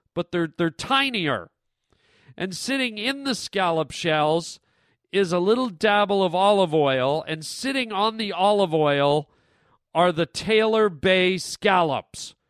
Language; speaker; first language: English; native; English